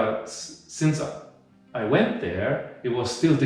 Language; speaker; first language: English; non-native, fluent; German